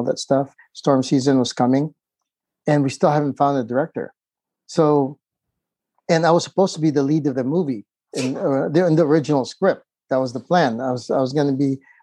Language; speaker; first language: English; non-native, local second language; Filipino